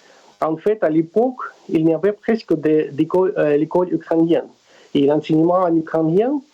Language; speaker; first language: French; non-native, fluent; Russian